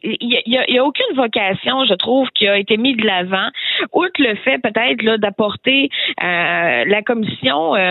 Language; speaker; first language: French; native; French